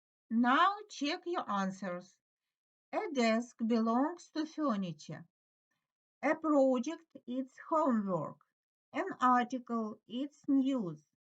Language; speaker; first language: English; non-native, fluent; Ukrainian